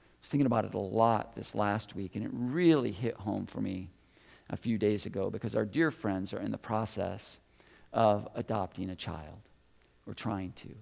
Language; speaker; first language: English; native; English